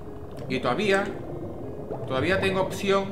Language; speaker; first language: Spanish; native; Spanish